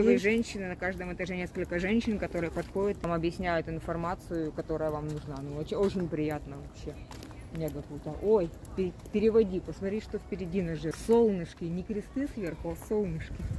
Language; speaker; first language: Russian; native; Russian